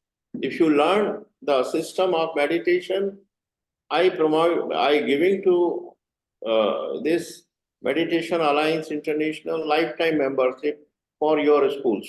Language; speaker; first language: English; non-native, learner; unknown